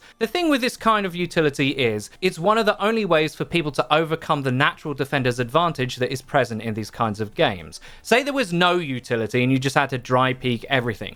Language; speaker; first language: English; native; English